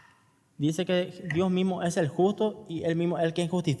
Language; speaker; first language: Spanish; native; Spanish